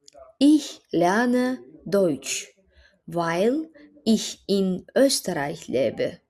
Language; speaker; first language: German; non-native, fluent; Azerbaijani